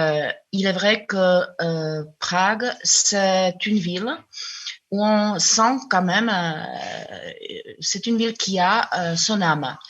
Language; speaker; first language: French; non-native, fluent; Czech